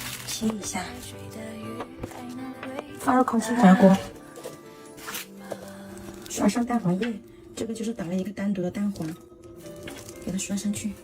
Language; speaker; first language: Chinese; native; Chinese